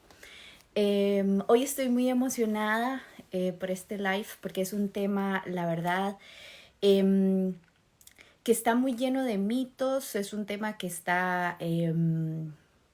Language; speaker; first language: Spanish; native; Spanish